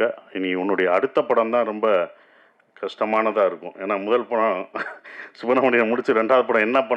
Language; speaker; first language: Tamil; native; Tamil